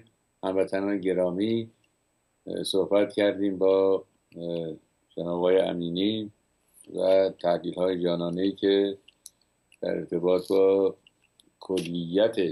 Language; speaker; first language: Persian; native; Persian